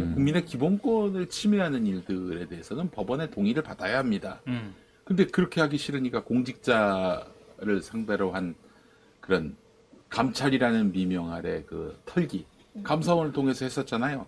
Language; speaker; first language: Korean; native; Korean